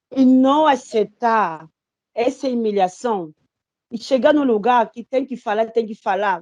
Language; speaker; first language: Portuguese; non-native, fluent; Lingala